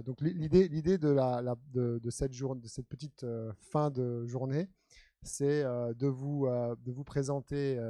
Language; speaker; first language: French; native; French